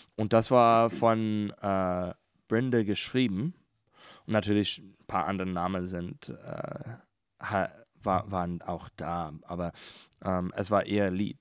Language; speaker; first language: German; non-native, learner; English